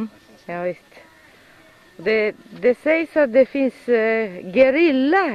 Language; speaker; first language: Swedish; non-native, fluent; Spanish